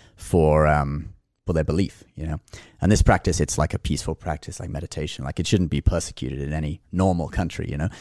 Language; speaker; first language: English; native; English